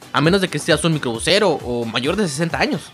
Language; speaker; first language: Spanish; native; Spanish